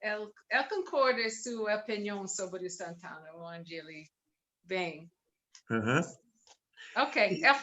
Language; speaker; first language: Portuguese; non-native, learner; English